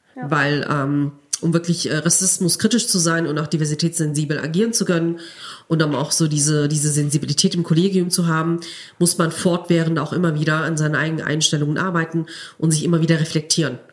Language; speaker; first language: German; native; German